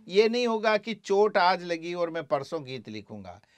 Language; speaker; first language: Hindi; native; Hindi